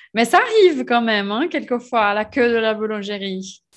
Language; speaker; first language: French; non-native, fluent; Portuguese